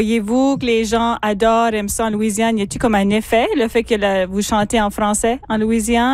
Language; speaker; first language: French; native; French